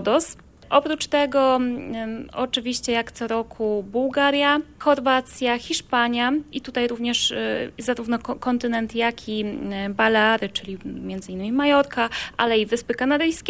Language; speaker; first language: Polish; native; Polish